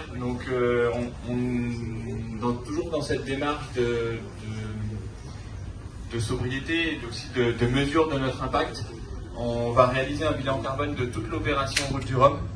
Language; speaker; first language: French; native; French